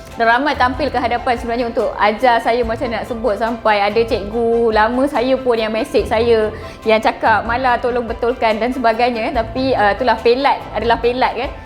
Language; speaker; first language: Malay; non-native, local second language; Tamil